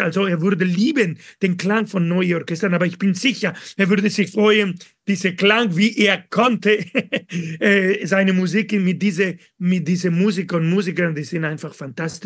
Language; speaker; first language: German; non-native, learner; Spanish